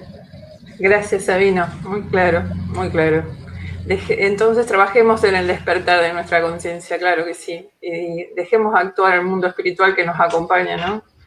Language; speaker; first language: Spanish; native; Spanish